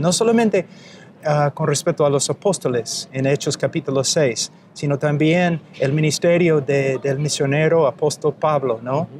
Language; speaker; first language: Spanish; non-native, fluent; English